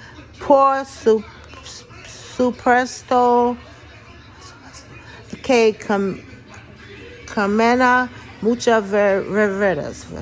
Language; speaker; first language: Spanish; non-native, learner; English